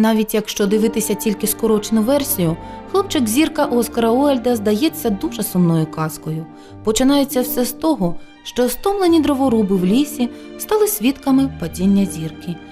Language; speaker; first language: Ukrainian; native; Ukrainian